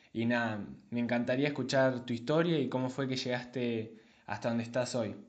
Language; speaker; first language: Spanish; native; Spanish